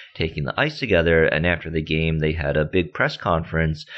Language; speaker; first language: English; native; English